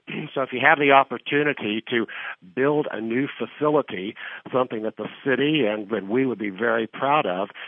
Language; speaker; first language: English; native; English